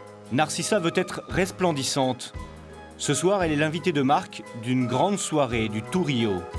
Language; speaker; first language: French; native; French